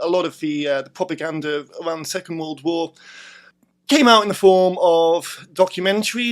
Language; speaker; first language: English; native; English